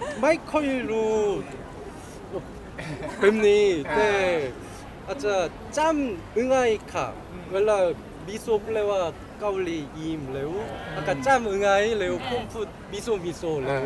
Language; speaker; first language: Thai; non-native, learner; Korean